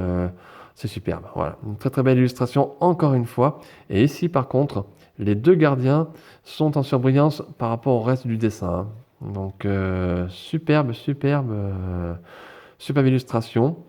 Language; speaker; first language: French; native; French